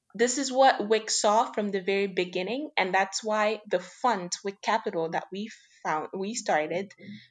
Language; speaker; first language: English; non-native, fluent; French